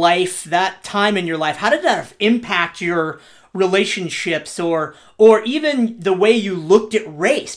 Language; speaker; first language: English; native; English